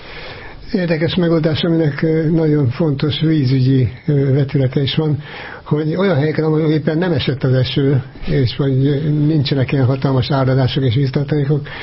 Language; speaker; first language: Hungarian; native; Hungarian